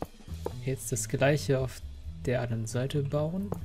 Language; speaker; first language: German; native; German